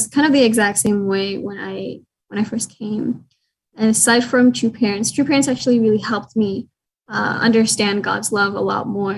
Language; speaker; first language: English; native; English